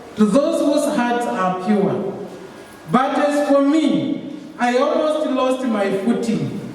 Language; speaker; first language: English; non-native, local second language; Swahili